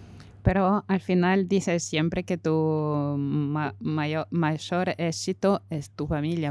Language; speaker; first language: Spanish; non-native, fluent; French